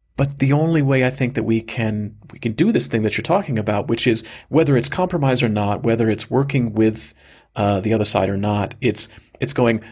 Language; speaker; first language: English; native; English